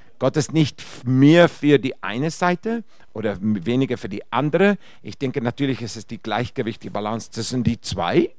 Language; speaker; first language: German; non-native, fluent; Afrikaans